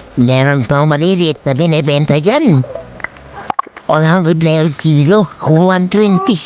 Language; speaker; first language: Filipino; non-native, local second language; Waray